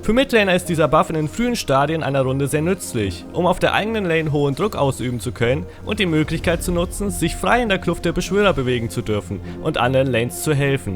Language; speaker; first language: German; native; German